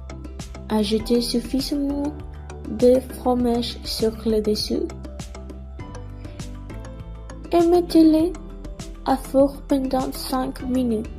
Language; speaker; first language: French; non-native, learner; Spanish